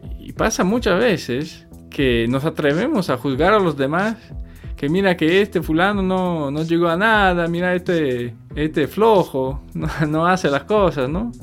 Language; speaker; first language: Spanish; non-native, fluent; Polish